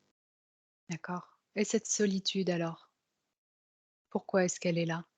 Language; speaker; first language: French; native; French